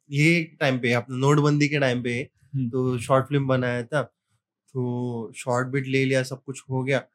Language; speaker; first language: Hindi; non-native, local second language; Marathi